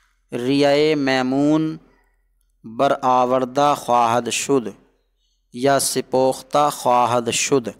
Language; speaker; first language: Persian; non-native, fluent; Urdu